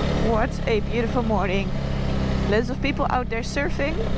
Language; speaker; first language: English; non-native, fluent; Dutch